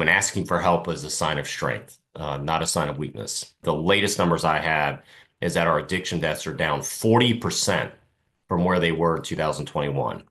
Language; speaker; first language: English; native; English